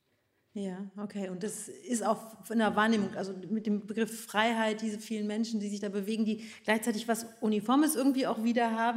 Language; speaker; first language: German; native; German